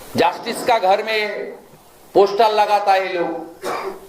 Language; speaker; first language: Hindi; non-native, local second language; Bangla